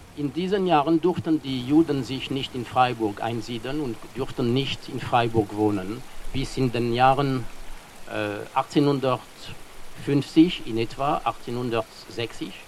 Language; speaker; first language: German; non-native, fluent; French